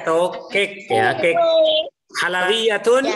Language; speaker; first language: Arabic; non-native, fluent; Indonesian